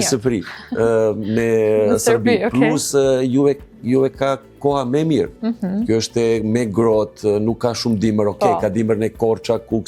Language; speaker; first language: Albanian; non-native, learner; Serbian